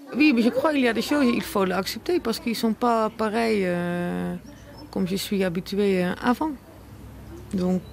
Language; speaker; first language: French; non-native, learner; Dutch